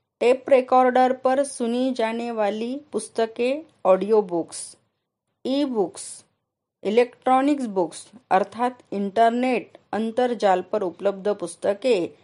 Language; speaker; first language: Hindi; non-native, local second language; Marathi